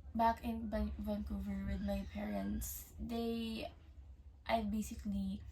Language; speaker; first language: English; native; English